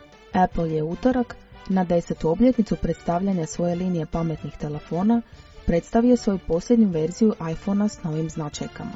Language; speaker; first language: Croatian; native; Croatian